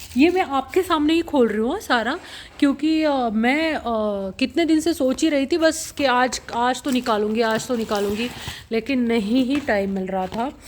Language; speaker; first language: Hindi; non-native, local second language; Marathi